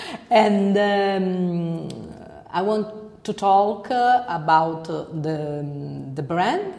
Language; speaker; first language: English; non-native, learner; Italian